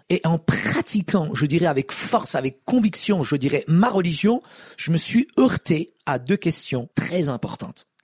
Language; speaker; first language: French; early bilingual, other home language; Arabic